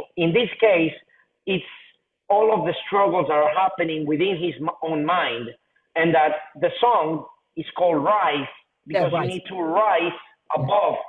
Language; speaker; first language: English; non-native, fluent; Spanish